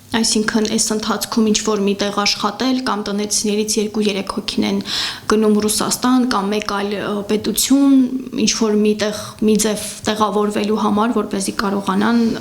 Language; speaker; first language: Armenian; native; Armenian